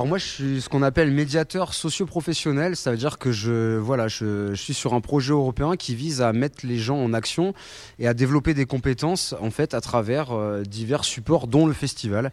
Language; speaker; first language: French; native; French